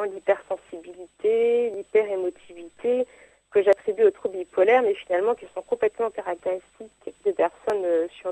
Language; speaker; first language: French; native; French